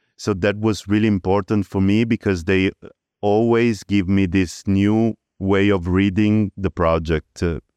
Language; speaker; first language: English; early bilingual, other home language; Italian